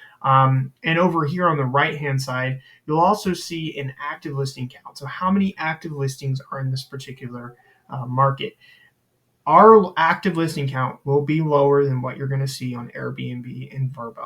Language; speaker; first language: English; native; English